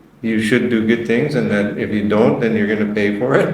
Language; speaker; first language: English; native; English